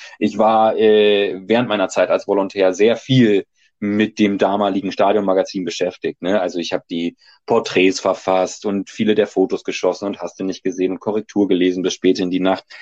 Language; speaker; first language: German; native; German